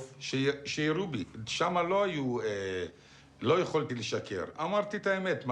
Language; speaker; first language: Hebrew; non-native, fluent; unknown